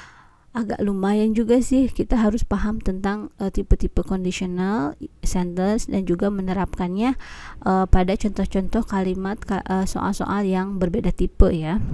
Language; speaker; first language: Indonesian; native; Indonesian